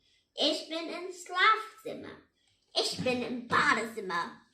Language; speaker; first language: German; non-native, learner; Vietnamese